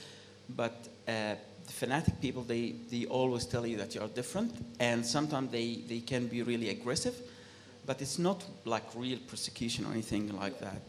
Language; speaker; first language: English; non-native, fluent; Arabic